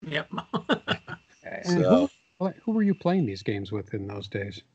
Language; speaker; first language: English; native; English